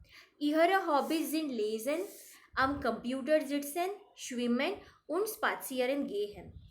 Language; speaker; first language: German; non-native, fluent; Marathi